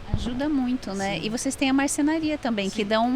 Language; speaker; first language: Portuguese; native; Portuguese